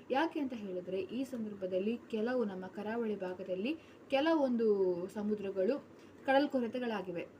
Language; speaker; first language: Kannada; non-native, local second language; Tulu